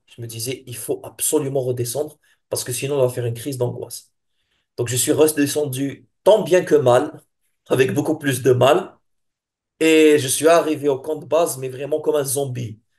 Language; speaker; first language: French; non-native, local second language; Arabic